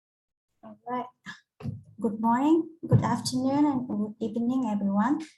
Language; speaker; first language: English; non-native, fluent; Vietnamese